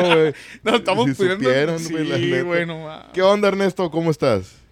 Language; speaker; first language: Spanish; native; Spanish